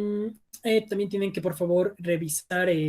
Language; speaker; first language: Spanish; native; Spanish